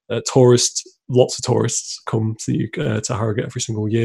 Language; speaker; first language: English; native; English